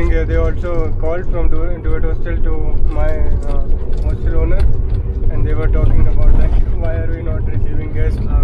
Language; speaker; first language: English; non-native, local second language; Marathi